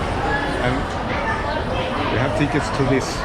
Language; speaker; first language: English; non-native, learner; Swedish